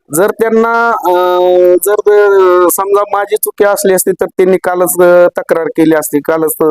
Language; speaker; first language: Marathi; native; Marathi